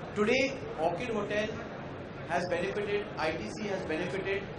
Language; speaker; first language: English; non-native, local second language; Konkani